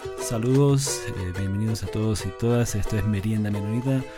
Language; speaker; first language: Spanish; non-native, fluent; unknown